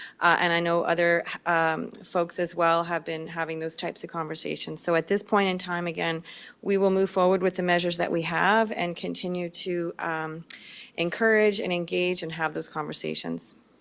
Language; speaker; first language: English; native; English